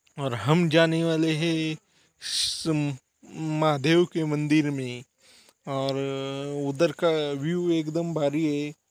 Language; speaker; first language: Hindi; non-native, local second language; Marathi